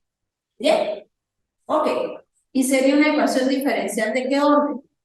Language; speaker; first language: Spanish; native; Spanish